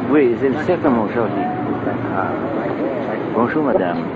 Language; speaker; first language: French; non-native, learner; English